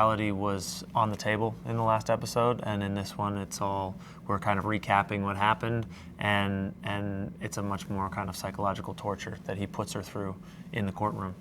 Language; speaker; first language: English; native; English